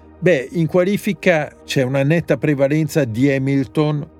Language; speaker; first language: Italian; native; Italian